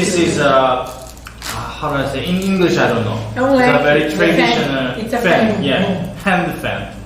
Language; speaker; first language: English; non-native, learner; Korean